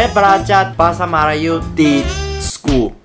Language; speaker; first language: Indonesian; non-native, learner; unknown